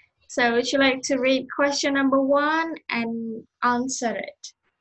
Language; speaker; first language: English; non-native, fluent; Indonesian